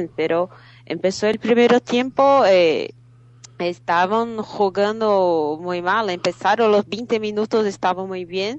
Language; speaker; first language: Spanish; non-native, fluent; Portuguese